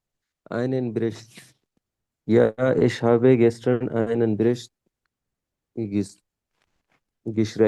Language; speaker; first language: German; non-native, learner; Urdu